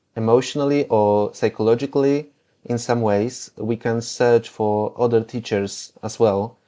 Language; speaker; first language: English; non-native, fluent; Polish